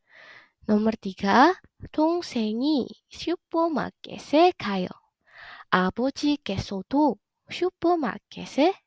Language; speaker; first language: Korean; non-native, fluent; Indonesian